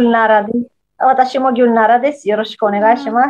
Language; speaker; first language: Japanese; non-native, fluent; Azerbaijani